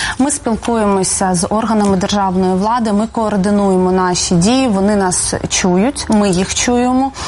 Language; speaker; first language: Ukrainian; native; Ukrainian